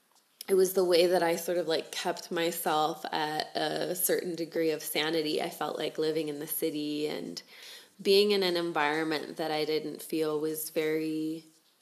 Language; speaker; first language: English; native; English